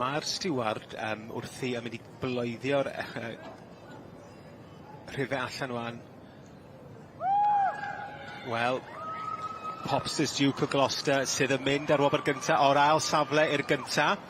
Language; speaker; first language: Welsh; native; Welsh